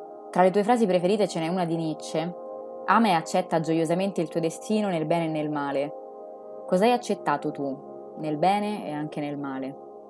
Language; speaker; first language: Italian; native; Italian